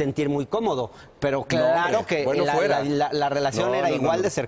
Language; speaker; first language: Spanish; native; Spanish